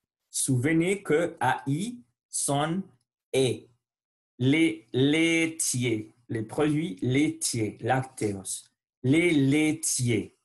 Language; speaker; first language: French; non-native, learner; Spanish